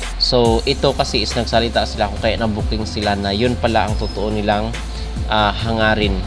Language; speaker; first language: Filipino; native; Filipino